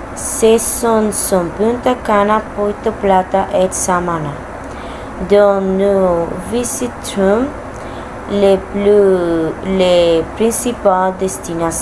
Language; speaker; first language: French; non-native, learner; Spanish